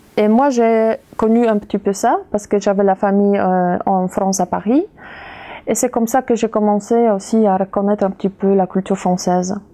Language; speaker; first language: French; non-native, fluent; Polish